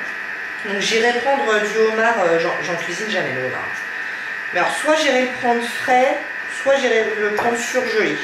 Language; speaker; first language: French; native; French